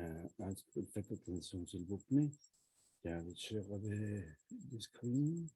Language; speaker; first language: French; non-native, learner; Spanish